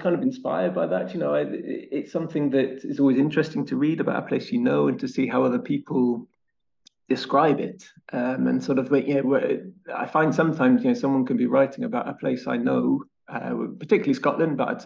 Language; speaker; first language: English; native; English